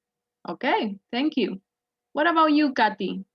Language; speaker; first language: English; non-native, fluent; Spanish